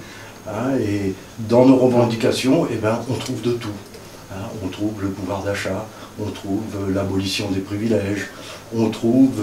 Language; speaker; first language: French; native; French